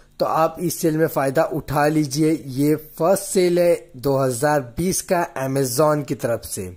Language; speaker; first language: Hindi; native; Hindi